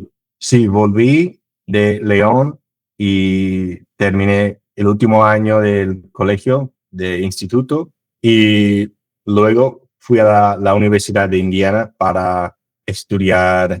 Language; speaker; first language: Spanish; non-native, fluent; English